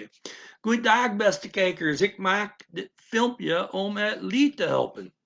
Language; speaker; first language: Dutch; non-native, learner; English